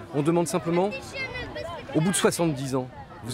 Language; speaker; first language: French; native; French